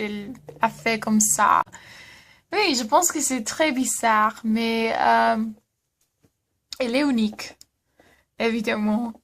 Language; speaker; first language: French; non-native, learner; Spanish